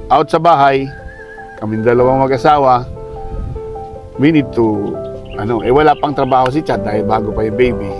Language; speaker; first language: Filipino; native; Filipino